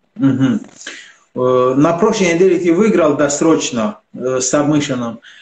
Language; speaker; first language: Russian; non-native, local second language; Tajik